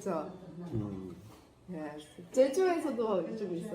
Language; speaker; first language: Korean; non-native, fluent; Arabic